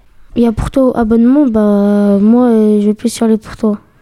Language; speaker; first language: French; native; French